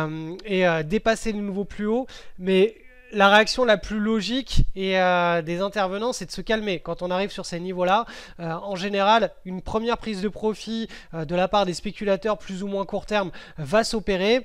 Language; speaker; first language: French; native; French